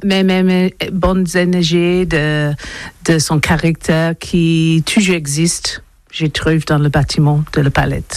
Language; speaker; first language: French; non-native, learner; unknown